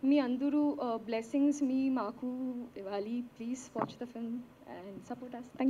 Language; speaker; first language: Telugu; non-native, learner; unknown